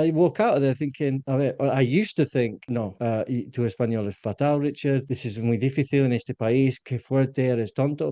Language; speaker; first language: Spanish; non-native, learner; English